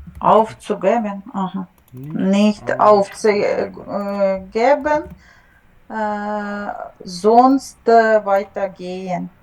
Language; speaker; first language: German; non-native, learner; Ukrainian